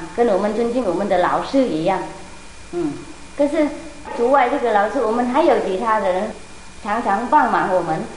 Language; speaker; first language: Chinese; non-native, fluent; Vietnamese